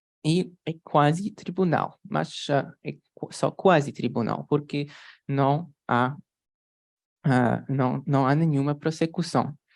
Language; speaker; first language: Portuguese; non-native, fluent; Polish